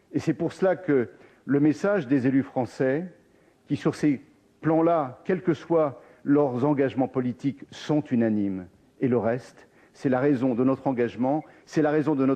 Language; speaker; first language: French; native; French